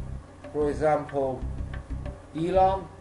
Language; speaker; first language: English; non-native, learner; Persian